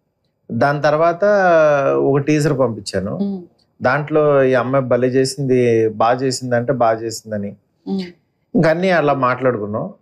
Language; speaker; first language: Telugu; native; Telugu